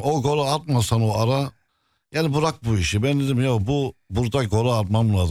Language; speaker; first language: Turkish; non-native, fluent; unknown